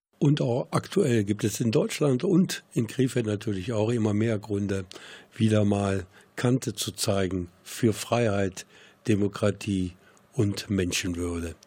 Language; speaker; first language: German; native; German